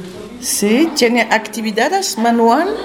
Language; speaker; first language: Spanish; non-native, learner; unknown